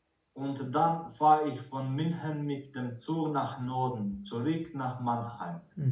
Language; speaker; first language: German; non-native, learner; Croatian